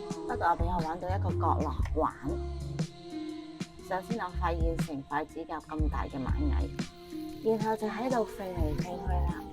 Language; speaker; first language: Cantonese; native; Cantonese